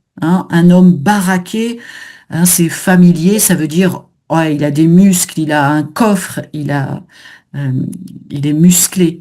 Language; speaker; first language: French; native; French